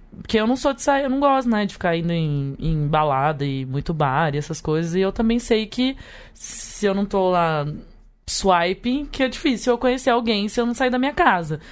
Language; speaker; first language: Portuguese; native; Portuguese